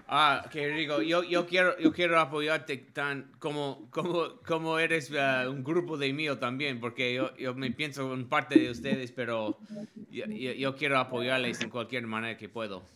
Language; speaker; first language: Spanish; non-native, learner; English